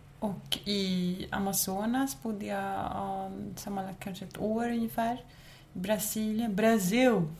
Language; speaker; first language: Swedish; early bilingual, other home language; Spanish